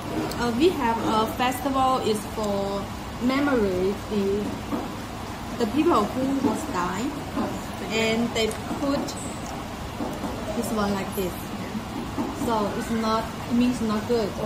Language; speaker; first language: English; non-native, learner; Chinese